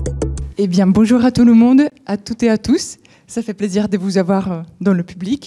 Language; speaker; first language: French; native; French